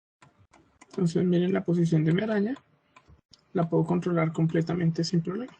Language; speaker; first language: Spanish; native; Spanish